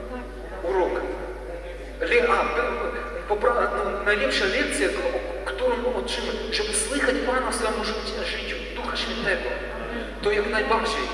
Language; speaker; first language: Polish; non-native, learner; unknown